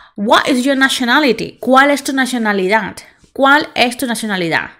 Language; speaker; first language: English; non-native, fluent; Spanish